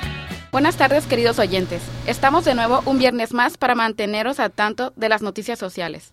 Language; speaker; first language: Spanish; native; Spanish